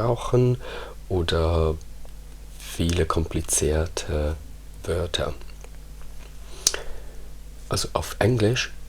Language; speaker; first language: German; non-native, fluent; Italian